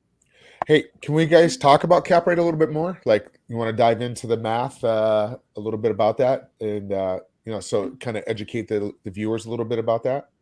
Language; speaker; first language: English; native; English